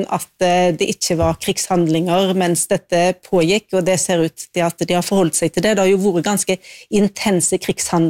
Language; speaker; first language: Norwegian; native; Norwegian